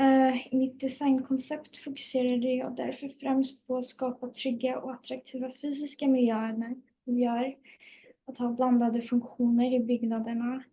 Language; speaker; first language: Swedish; native; Swedish